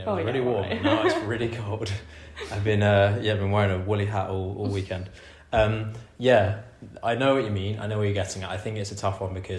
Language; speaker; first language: English; native; English